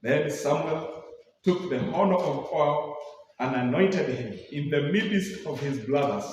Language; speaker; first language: English; non-native, local second language; Swahili